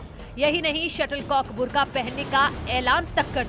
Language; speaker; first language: Hindi; native; Hindi